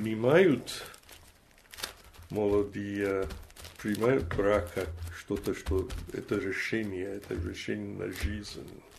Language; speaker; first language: Russian; non-native, fluent; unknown